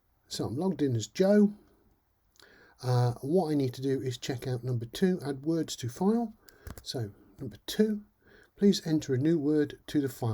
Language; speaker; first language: English; native; English